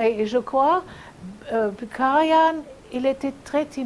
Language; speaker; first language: French; non-native, fluent; German